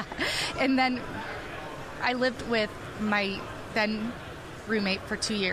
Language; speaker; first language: English; native; English